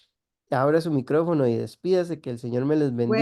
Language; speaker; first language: Spanish; native; Spanish